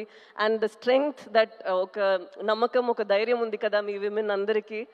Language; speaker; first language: Telugu; non-native, local second language; Tamil